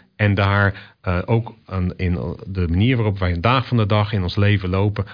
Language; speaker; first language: Dutch; native; Dutch